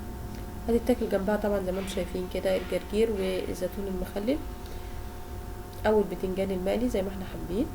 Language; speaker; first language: Arabic; native; Arabic